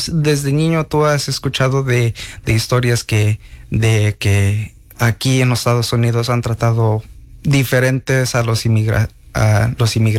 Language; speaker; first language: Spanish; early bilingual, heritage; Spanish